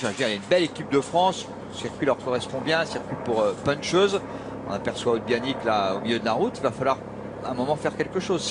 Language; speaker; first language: French; native; French